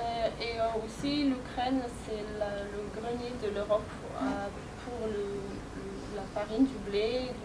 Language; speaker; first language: French; non-native, fluent; Ukrainian